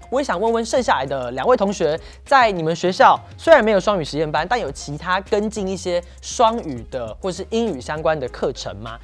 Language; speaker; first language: Chinese; native; Chinese